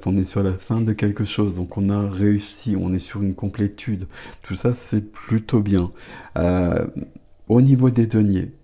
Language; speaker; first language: French; native; French